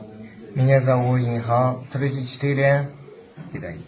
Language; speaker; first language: Russian; non-native, learner; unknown